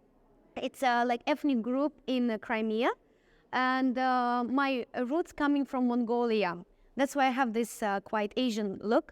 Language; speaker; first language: English; non-native, fluent; Russian